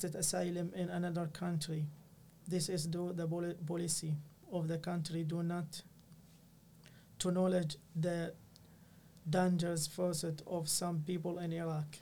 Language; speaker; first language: English; non-native, learner; Arabic